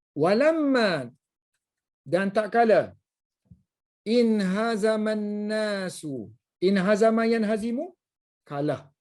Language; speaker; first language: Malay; native; Malay